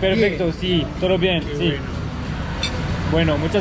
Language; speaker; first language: Spanish; non-native, learner; French